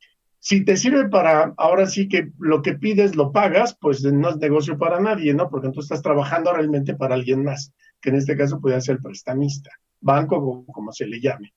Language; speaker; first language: Spanish; native; Spanish